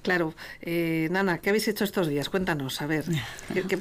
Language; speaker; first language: Spanish; native; Spanish